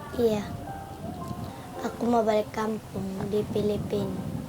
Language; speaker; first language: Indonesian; non-native, local second language; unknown